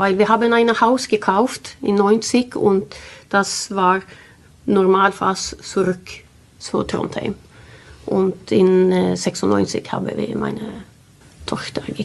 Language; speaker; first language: German; non-native, learner; Swedish